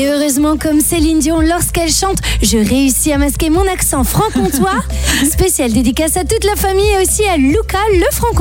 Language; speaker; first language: French; native; French